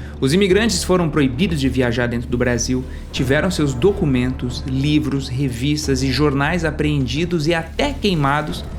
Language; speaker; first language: Portuguese; native; Portuguese